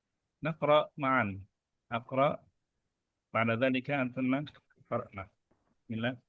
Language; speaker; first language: Arabic; non-native, fluent; Indonesian